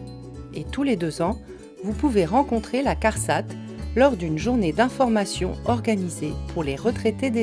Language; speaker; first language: French; native; French